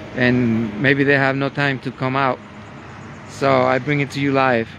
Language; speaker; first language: English; non-native, fluent; Spanish